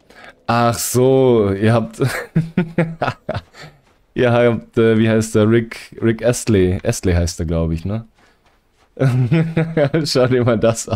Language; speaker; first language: German; native; German